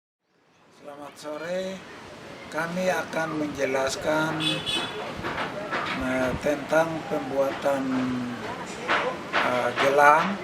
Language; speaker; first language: Indonesian; non-native, local second language; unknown